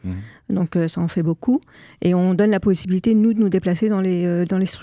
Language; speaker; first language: French; native; French